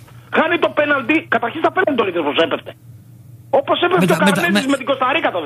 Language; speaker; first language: Greek; native; Greek